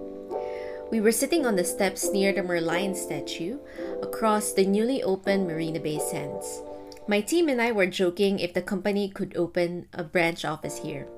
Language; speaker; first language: English; non-native, local second language; Filipino